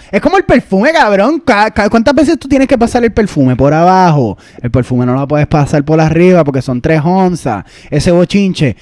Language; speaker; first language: Spanish; native; Spanish